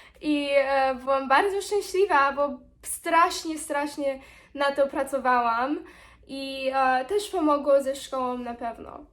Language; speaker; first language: Polish; early bilingual, heritage; Polish